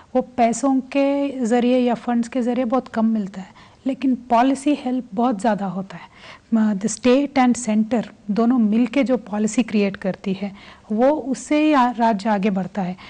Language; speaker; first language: Hindi; non-native, local second language; Telugu